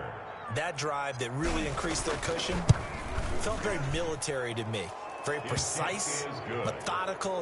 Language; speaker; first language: English; native; English